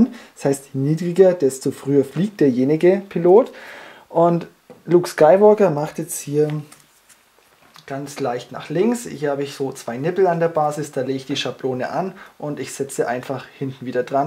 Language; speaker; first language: German; native; German